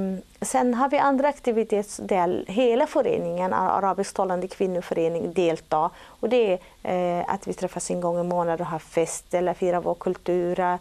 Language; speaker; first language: Swedish; non-native, fluent; Arabic